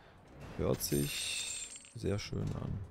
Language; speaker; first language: German; native; German